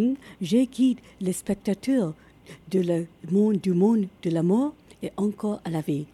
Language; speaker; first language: French; non-native, learner; Japanese